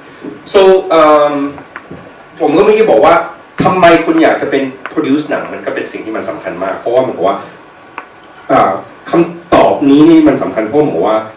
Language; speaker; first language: Thai; early bilingual, heritage; Thai